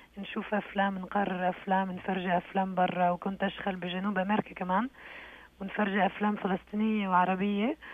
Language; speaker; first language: Arabic; early bilingual, heritage; Arabic